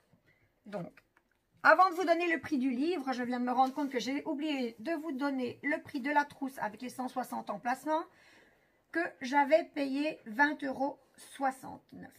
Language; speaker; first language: French; native; French